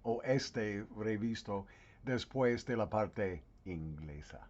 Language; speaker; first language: Spanish; non-native, learner; English